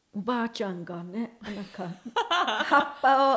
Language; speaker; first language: Japanese; non-native, fluent; English